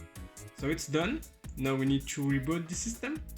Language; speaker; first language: English; non-native, fluent; French